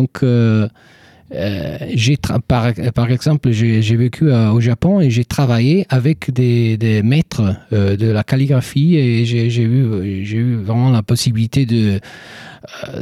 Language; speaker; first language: French; non-native, fluent; Italian